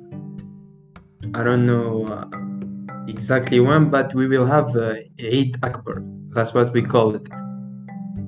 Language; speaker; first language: English; non-native, learner; Arabic